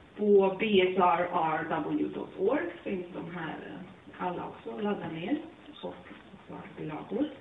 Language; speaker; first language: Swedish; non-native, fluent; Latvian